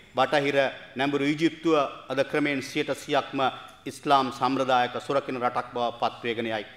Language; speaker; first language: Sinhala; non-native, local second language; Tamil